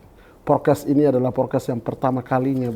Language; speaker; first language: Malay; non-native, local second language; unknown